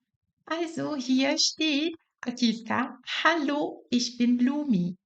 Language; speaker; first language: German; non-native, fluent; Portuguese